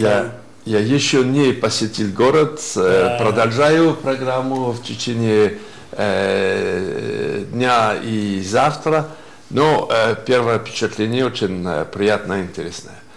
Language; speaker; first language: Russian; non-native, fluent; French